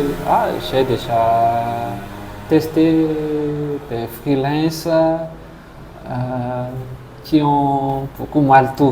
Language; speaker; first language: French; non-native, local second language; Malagasy